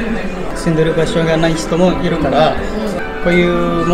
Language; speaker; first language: Japanese; non-native, fluent; Indonesian